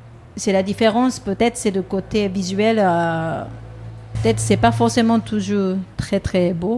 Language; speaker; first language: French; non-native, fluent; Japanese